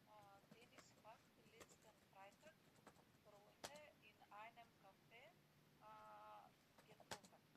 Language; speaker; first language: German; non-native, learner; Macedonian